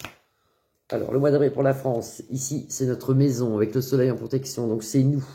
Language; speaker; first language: French; native; French